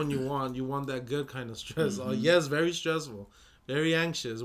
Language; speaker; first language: English; early bilingual, other home language; Spanish